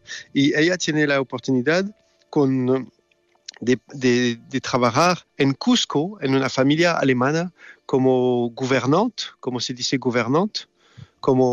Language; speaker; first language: Spanish; non-native, learner; French